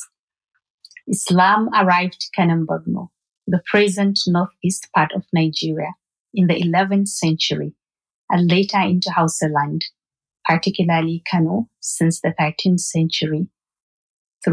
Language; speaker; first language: English; non-native, local second language; Hausa